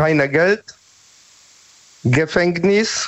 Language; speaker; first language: German; non-native, learner; Polish